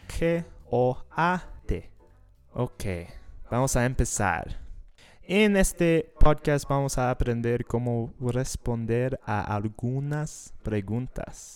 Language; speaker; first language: Spanish; non-native, fluent; English